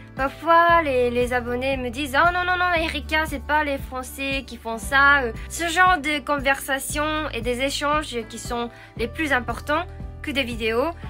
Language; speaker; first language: French; non-native, fluent; Japanese